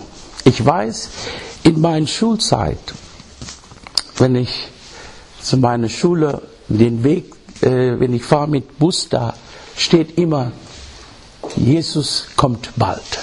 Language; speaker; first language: German; non-native, learner; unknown